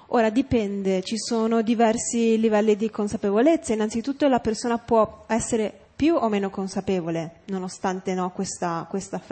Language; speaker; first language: Italian; native; Italian